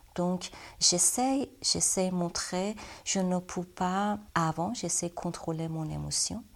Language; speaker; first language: French; non-native, learner; Persian